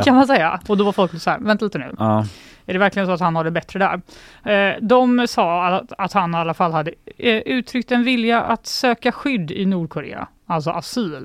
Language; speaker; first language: Swedish; native; Swedish